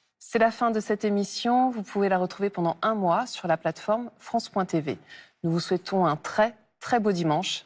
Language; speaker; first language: French; native; French